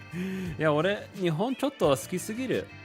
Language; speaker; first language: Japanese; non-native, learner; English